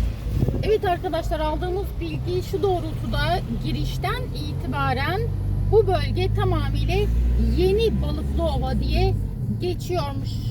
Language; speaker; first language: Turkish; native; Turkish